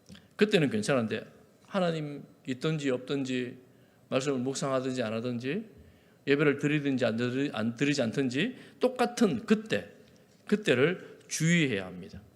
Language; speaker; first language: Korean; native; Korean